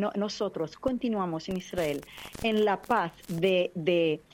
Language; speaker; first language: Spanish; non-native, learner; Hebrew